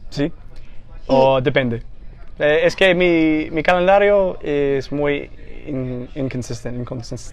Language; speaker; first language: Spanish; non-native, fluent; English